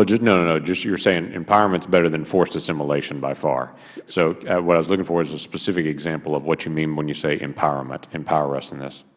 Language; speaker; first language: English; native; English